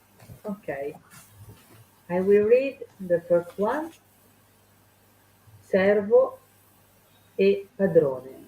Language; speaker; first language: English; non-native, fluent; Italian